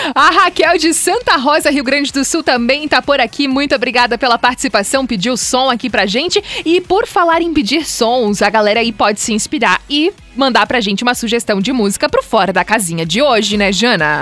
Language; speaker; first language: Portuguese; native; Portuguese